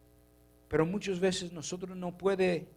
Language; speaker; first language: Spanish; non-native, learner; English